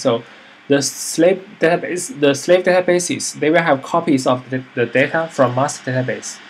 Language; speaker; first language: English; non-native, fluent; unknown